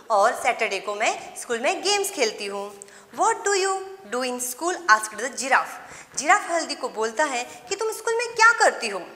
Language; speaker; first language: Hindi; non-native, local second language; Gujarati